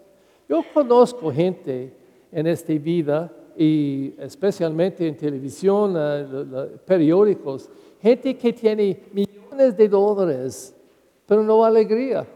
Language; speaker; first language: Spanish; non-native, learner; English